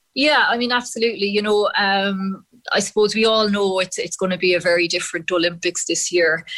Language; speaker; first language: English; native; English